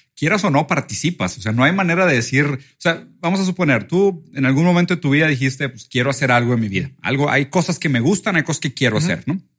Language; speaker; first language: Spanish; early bilingual, other home language; Portuguese